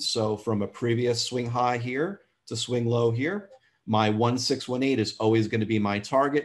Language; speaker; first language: English; native; English